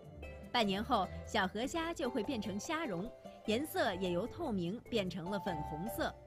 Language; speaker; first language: Chinese; native; Chinese